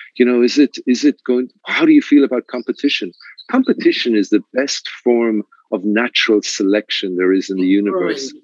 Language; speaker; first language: English; native; English